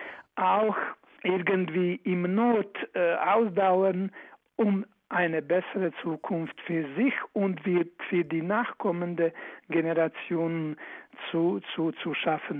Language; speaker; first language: German; non-native, fluent; Croatian